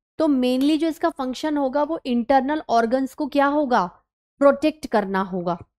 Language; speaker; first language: Hindi; native; Hindi